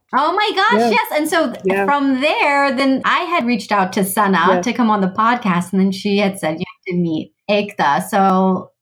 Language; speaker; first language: English; native; English